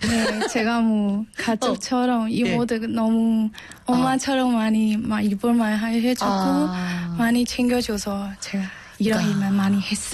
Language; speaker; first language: Korean; non-native, learner; Burmese